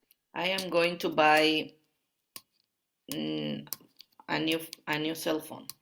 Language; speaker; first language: English; non-native, learner; Spanish